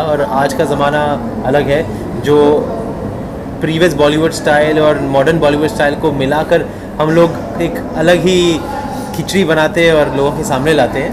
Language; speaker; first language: Hindi; native; Hindi